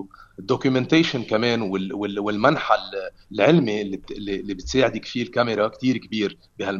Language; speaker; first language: Arabic; native; Arabic